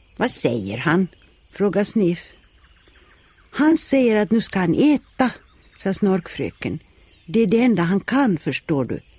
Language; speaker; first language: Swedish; native; Swedish